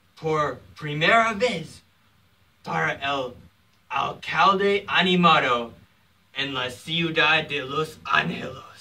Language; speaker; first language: Spanish; non-native, learner; English